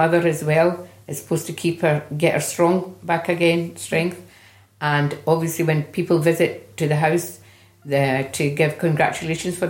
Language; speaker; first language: English; native; English